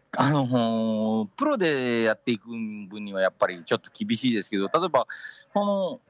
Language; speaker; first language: Japanese; early bilingual, heritage; Japanese